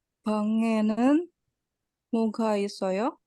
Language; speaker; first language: Korean; non-native, learner; Indonesian